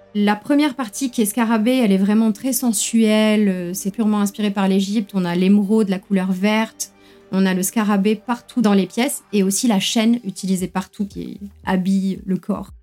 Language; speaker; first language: French; non-native, local second language; Arabic